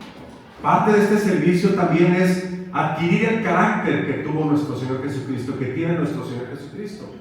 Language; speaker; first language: Spanish; native; Spanish